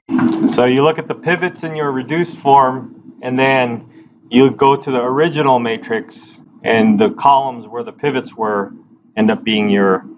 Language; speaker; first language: English; native; English